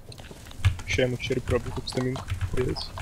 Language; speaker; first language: Russian; native; Russian